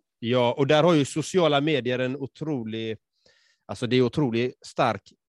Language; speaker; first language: Swedish; native; Swedish